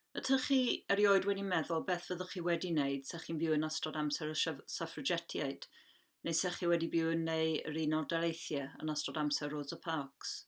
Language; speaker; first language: Welsh; non-native, local second language; English